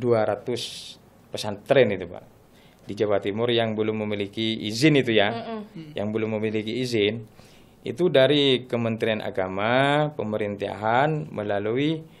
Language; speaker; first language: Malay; non-native, local second language; Madurese